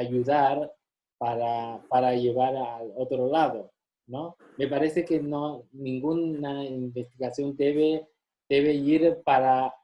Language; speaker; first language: Spanish; non-native, fluent; Chinese